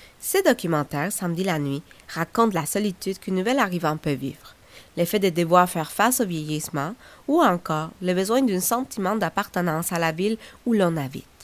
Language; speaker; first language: French; non-native, fluent; Spanish